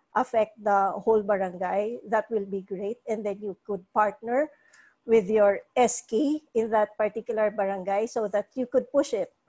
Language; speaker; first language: English; non-native, local second language; Cebuano